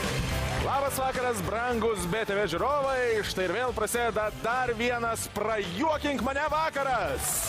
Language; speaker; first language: Lithuanian; native; Lithuanian